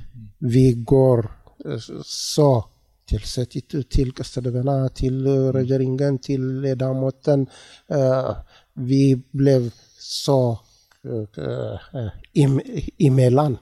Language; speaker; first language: Swedish; non-native, learner; Tigrinya